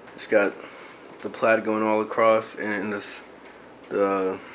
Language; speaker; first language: English; native; English